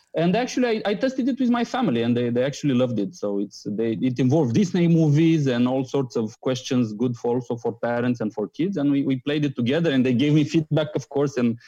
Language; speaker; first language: English; non-native, fluent; Romanian